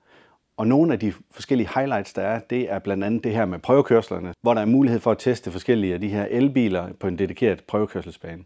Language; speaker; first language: Danish; native; Danish